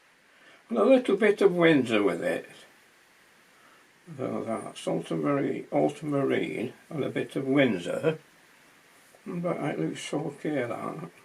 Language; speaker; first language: English; native; English